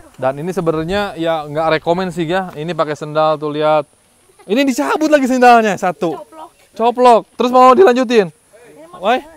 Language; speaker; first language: Indonesian; native; Indonesian